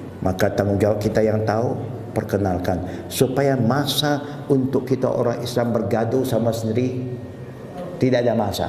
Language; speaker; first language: Malay; non-native, local second language; Chinese